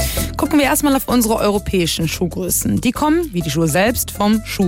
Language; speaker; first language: German; native; German